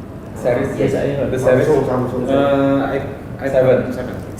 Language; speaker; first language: English; non-native, learner; Indonesian